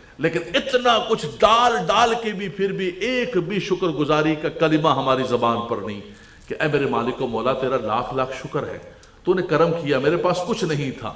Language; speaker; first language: Urdu; non-native, local second language; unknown